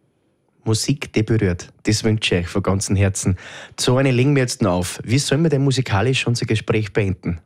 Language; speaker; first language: German; native; German